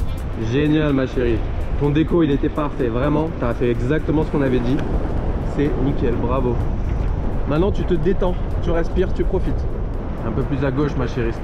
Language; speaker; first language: French; native; French